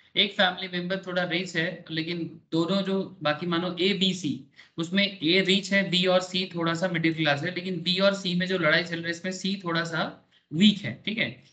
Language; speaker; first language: Hindi; non-native, local second language; Bangla